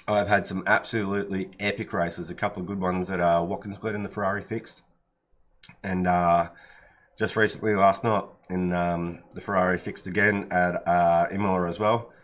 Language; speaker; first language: English; native; English